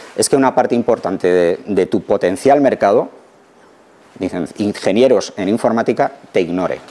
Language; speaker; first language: Spanish; native; Spanish